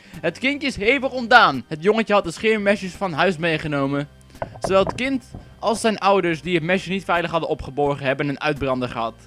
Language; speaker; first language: Dutch; native; Dutch